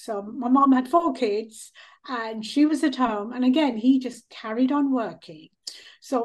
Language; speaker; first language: English; early bilingual, other home language; Punjabi